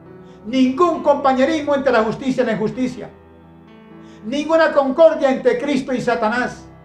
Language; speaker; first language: Spanish; native; Spanish